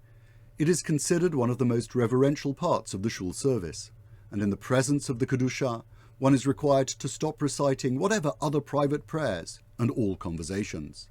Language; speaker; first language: English; native; English